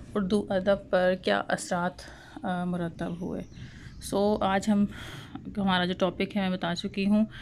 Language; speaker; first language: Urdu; non-native, local second language; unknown